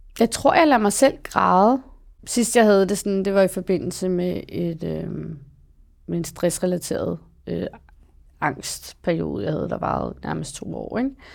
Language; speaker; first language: Danish; early bilingual, other home language; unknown